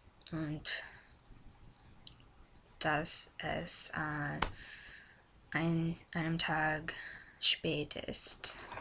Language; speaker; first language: German; non-native, learner; English